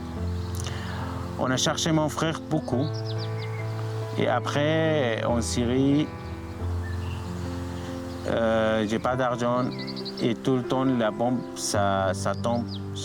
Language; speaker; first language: French; non-native, learner; Arabic